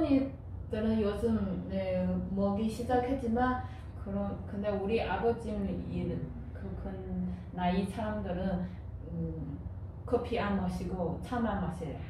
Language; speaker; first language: Korean; non-native, fluent; Chinese